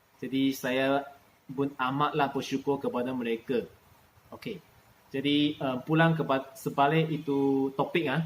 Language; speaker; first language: Malay; non-native, local second language; Chinese